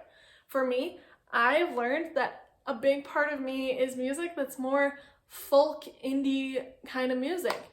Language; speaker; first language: English; native; English